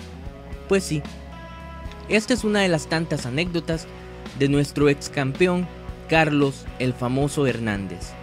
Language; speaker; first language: Spanish; native; Spanish